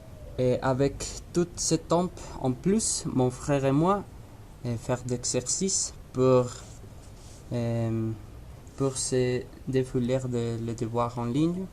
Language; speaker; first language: French; non-native, learner; Spanish